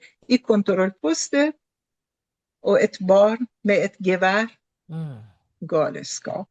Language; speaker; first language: Norwegian; non-native, fluent; Persian